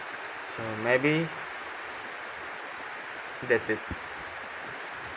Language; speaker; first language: English; non-native, learner; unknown